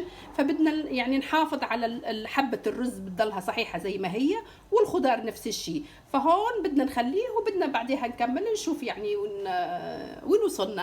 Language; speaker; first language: Arabic; native; Arabic